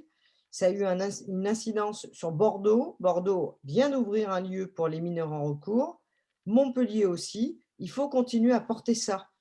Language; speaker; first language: French; native; French